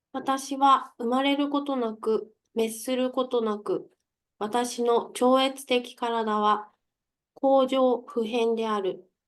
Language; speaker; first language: Japanese; native; Japanese